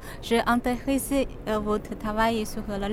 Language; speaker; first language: French; non-native, learner; Chinese